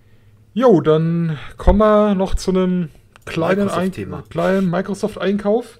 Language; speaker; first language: German; native; German